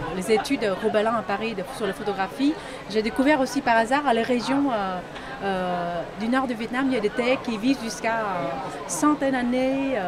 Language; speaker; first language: French; non-native, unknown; Vietnamese